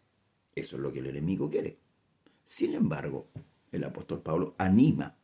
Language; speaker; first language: Spanish; native; Spanish